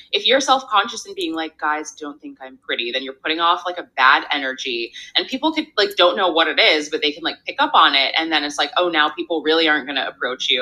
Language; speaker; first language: English; native; English